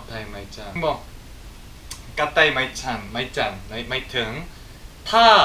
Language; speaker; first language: Thai; non-native, learner; Korean